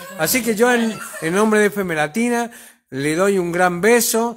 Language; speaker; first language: Spanish; native; Spanish